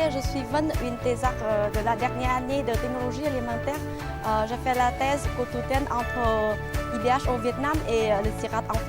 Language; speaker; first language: French; non-native, fluent; Vietnamese